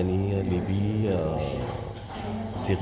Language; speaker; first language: French; non-native, fluent; Arabic